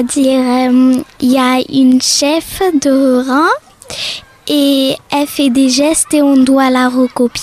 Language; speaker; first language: French; native; French